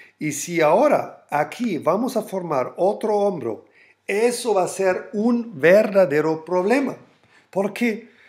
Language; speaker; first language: Spanish; non-native, fluent; German